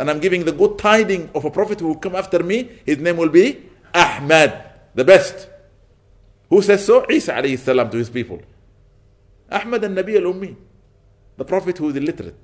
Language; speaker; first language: English; non-native, fluent; Arabic